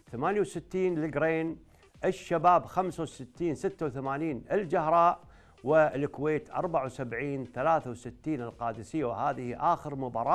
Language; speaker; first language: Arabic; native; Arabic